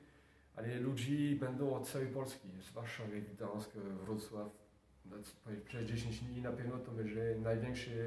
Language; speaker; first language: Polish; non-native, learner; French